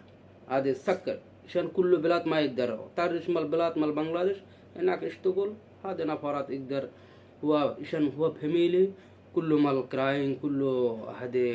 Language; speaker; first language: Arabic; non-native, learner; Bangla